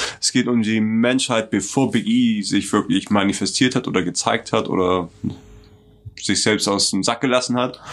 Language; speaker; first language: German; native; German